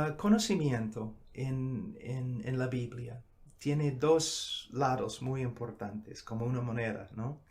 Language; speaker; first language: Spanish; non-native, fluent; English